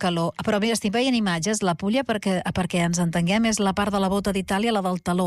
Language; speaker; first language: Catalan; native; Catalan